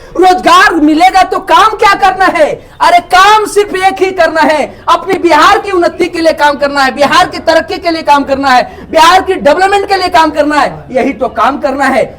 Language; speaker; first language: Hindi; native; Hindi